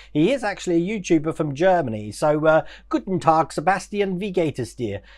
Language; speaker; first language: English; native; English